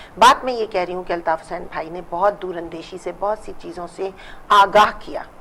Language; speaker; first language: Urdu; native; Urdu